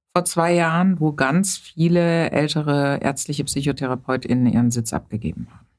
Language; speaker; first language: German; native; German